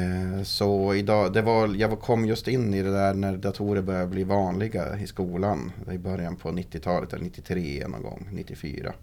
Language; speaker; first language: Swedish; native; Swedish